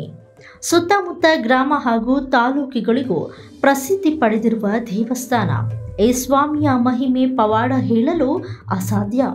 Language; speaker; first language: Kannada; native; Kannada